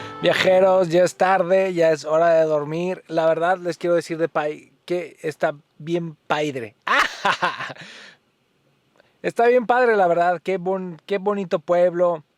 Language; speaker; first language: Spanish; native; Spanish